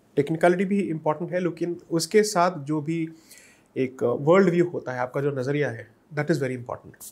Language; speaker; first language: Hindi; non-native, local second language; Tamil